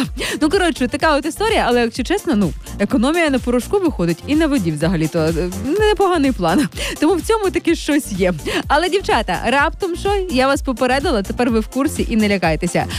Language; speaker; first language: Ukrainian; native; Ukrainian